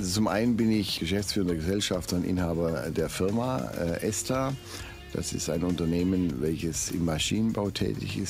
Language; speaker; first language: German; native; German